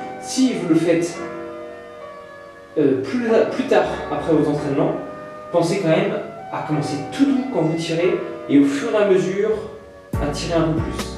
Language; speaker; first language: French; native; French